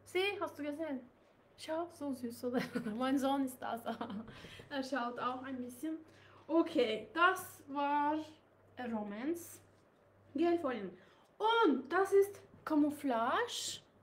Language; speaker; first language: German; non-native, learner; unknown